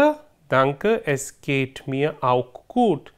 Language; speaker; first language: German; non-native, fluent; Hindi